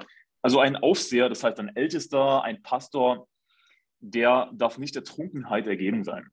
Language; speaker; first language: German; native; German